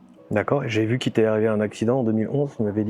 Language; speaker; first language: French; native; French